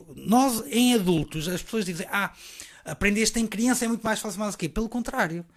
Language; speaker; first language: Portuguese; native; Portuguese